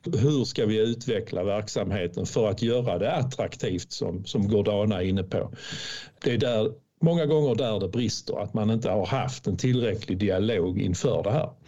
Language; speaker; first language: Swedish; native; Swedish